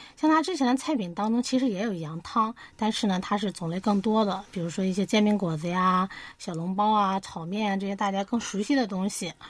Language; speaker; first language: Chinese; native; Chinese